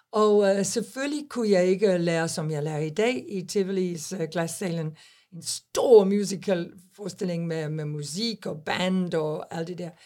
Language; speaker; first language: Danish; non-native, fluent; English